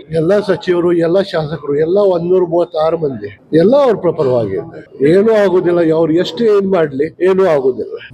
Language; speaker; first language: Kannada; native; Kannada